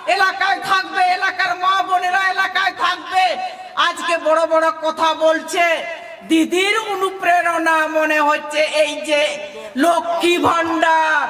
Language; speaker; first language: Bangla; non-native, local second language; Santali